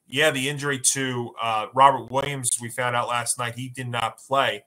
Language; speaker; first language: English; native; English